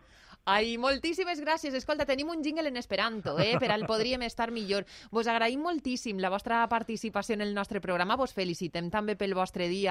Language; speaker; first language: Catalan; native; Catalan